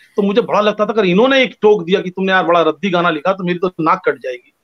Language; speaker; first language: Hindi; non-native, local second language; Bangla